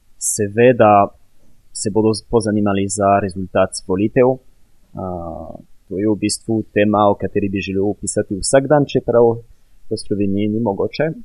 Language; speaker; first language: Slovenian; non-native, fluent; French